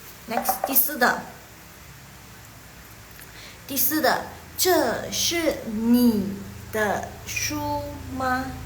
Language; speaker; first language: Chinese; non-native, fluent; Indonesian